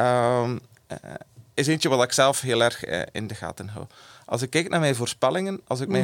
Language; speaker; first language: Dutch; native; Dutch